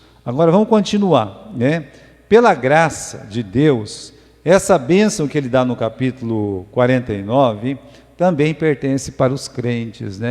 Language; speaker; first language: Portuguese; native; Portuguese